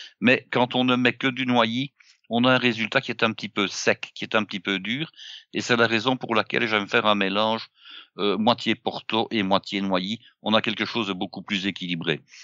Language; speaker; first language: French; native; French